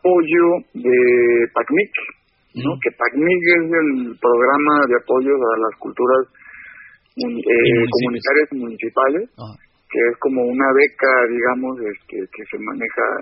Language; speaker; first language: Spanish; native; Spanish